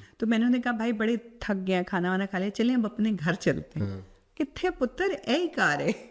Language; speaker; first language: Urdu; non-native, local second language; Punjabi